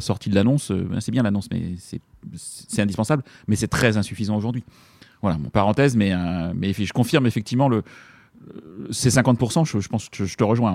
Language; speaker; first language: French; native; French